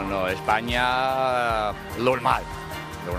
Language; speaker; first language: Spanish; non-native, learner; Chinese